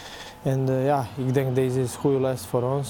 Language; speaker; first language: Dutch; non-native, learner; Serbian